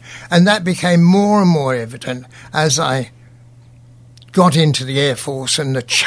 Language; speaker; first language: English; native; English